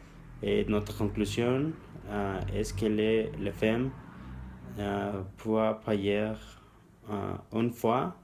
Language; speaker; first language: French; non-native, learner; Spanish